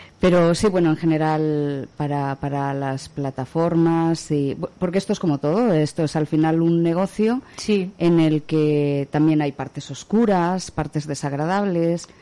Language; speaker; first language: Spanish; native; Spanish